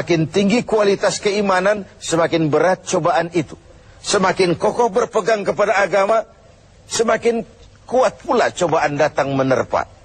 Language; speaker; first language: Malay; native; Malay